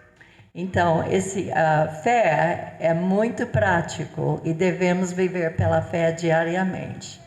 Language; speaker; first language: Portuguese; non-native, fluent; English